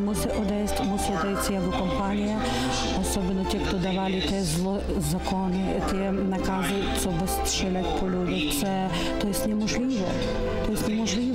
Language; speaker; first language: Polish; non-native, learner; Ukrainian